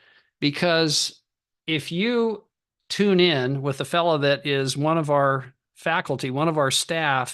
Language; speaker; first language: English; native; English